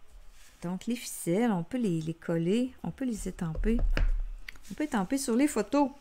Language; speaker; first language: French; native; French